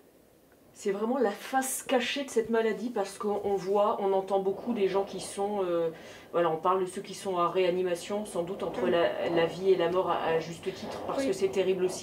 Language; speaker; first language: French; native; French